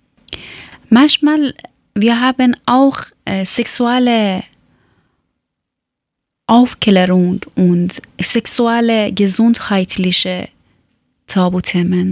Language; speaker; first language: German; non-native, learner; Persian